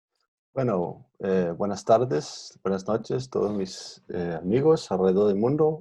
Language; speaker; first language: Spanish; non-native, fluent; Danish